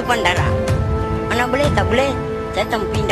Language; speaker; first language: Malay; non-native, local second language; Tamil